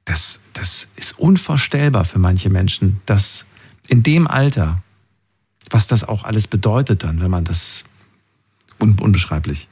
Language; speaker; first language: German; native; German